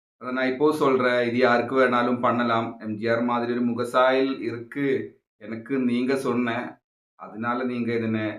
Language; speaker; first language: Tamil; non-native, local second language; Malayalam